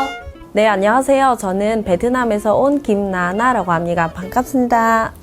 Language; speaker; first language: Korean; non-native, fluent; Vietnamese